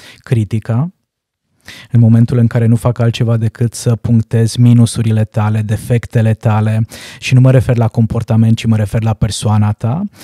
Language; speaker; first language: Romanian; non-native, local second language; Hungarian